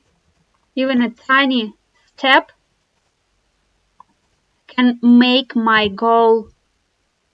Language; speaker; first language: English; non-native, fluent; Russian